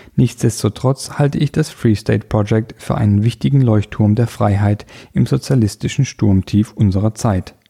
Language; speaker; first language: German; native; German